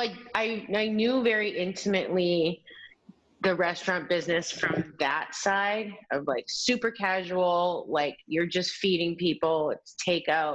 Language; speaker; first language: English; native; English